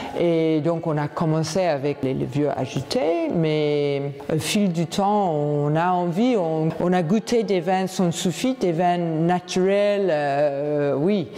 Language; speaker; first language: French; non-native, fluent; English